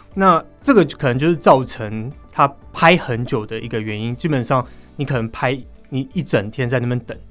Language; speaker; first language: Chinese; native; Chinese